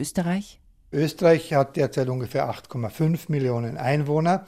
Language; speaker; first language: German; native; German